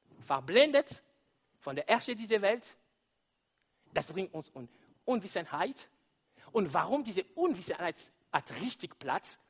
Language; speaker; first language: German; non-native, fluent; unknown